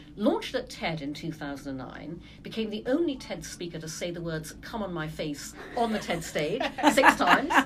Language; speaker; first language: English; early bilingual, other home language; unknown